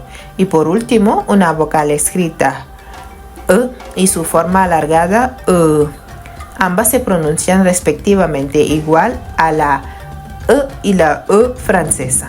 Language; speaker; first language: Spanish; non-native, fluent; Wolof